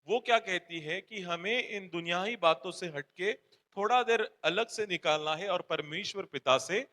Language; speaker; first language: Hindi; non-native, local second language; Marathi